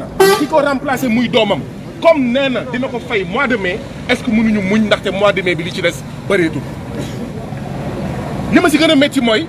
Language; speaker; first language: French; non-native, local second language; Wolof